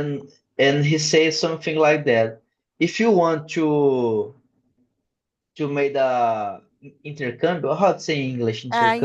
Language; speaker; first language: English; non-native, learner; Portuguese